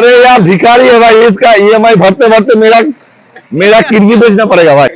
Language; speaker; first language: Hindi; non-native, local second language; Bangla